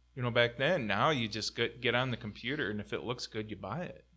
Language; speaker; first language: English; native; English